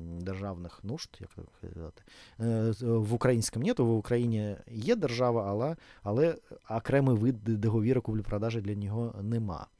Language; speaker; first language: Ukrainian; non-native, fluent; Russian